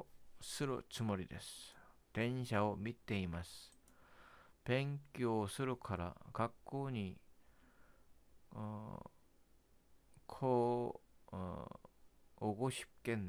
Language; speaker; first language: Japanese; non-native, learner; Korean